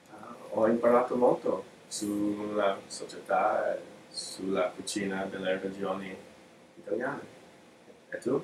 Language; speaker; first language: Italian; non-native, learner; English